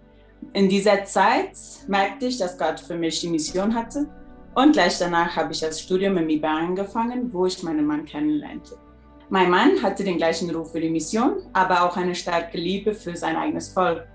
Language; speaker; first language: German; early bilingual, heritage; German